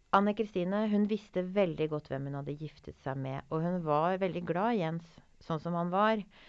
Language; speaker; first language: Norwegian; native; Norwegian